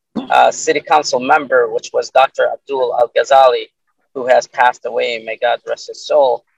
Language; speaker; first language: English; early bilingual, other home language; Arabic